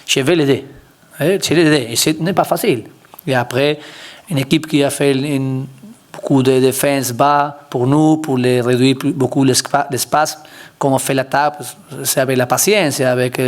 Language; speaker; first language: French; non-native, learner; Spanish